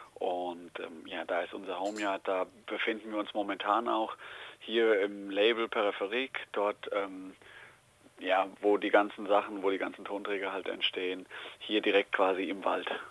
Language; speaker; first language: German; native; German